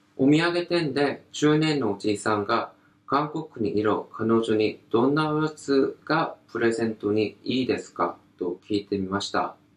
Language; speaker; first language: Japanese; non-native, learner; Korean